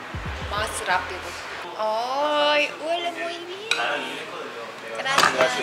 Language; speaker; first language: Spanish; non-native, learner; Korean